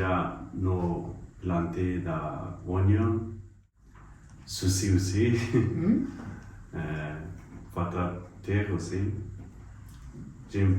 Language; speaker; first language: French; non-native, learner; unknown